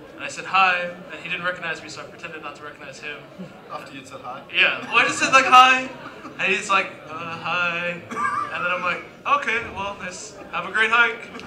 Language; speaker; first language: English; native; English